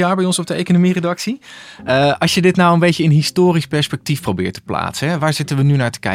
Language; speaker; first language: Dutch; native; Dutch